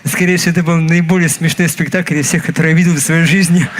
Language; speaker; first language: Russian; native; Russian